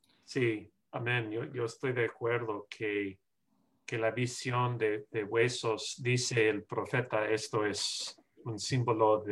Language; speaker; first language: Spanish; non-native, fluent; English